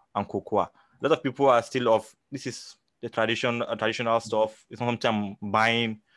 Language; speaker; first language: English; non-native, local second language; Hausa